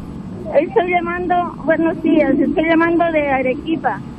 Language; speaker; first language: Spanish; native; Spanish